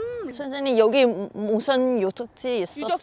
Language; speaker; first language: Korean; non-native, learner; Chinese